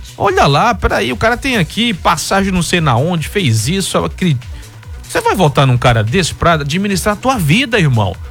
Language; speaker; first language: Portuguese; native; Portuguese